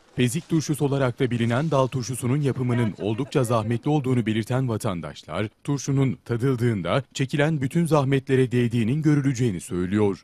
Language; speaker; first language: Turkish; native; Turkish